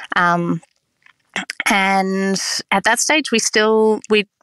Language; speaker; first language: English; native; English